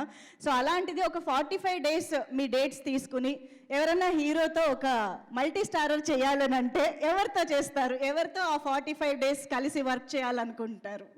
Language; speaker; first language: Telugu; native; Telugu